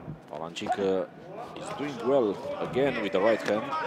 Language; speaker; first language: English; non-native, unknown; Romanian